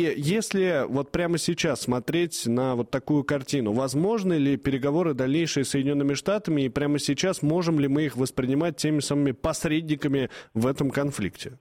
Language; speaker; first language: Russian; native; Russian